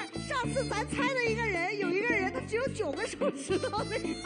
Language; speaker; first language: Chinese; native; Chinese